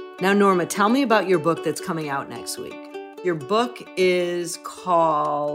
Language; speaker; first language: English; native; English